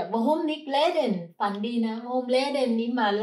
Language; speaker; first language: German; non-native, learner; Thai